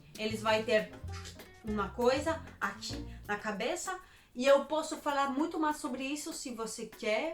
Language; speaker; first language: Portuguese; non-native, learner; Danish